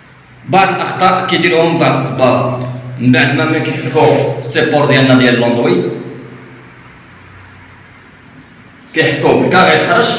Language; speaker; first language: Arabic; native; Arabic